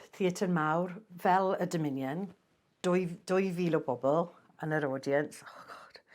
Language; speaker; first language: Welsh; non-native, local second language; English